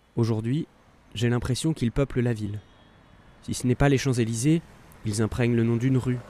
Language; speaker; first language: French; native; French